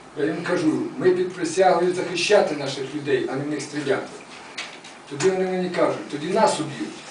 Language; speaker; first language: Ukrainian; native; Ukrainian